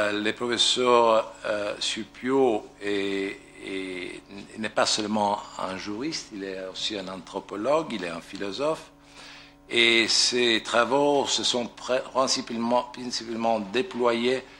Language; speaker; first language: French; non-native, fluent; Italian